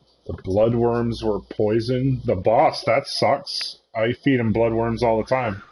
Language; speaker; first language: English; native; English